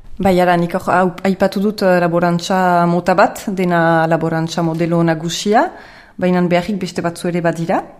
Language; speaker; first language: Basque; native; Basque